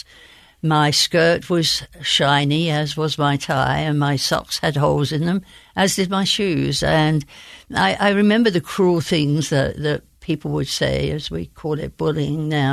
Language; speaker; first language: English; native; English